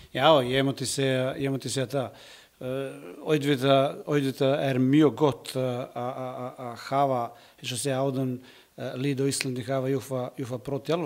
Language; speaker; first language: Icelandic; non-native, learner; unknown